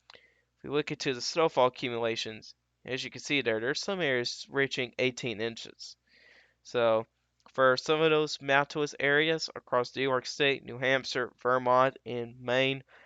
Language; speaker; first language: English; native; English